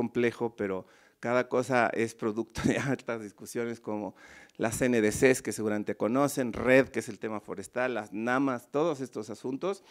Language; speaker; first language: Spanish; native; Spanish